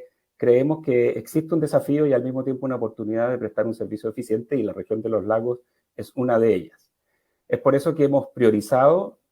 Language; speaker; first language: Spanish; native; Spanish